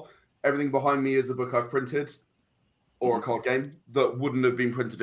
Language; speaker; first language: English; native; English